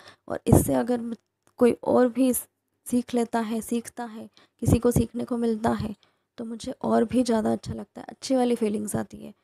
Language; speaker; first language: Hindi; native; Hindi